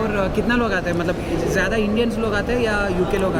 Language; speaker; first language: Hindi; non-native, local second language; Kannada